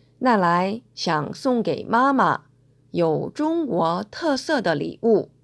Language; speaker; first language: Chinese; non-native, fluent; Korean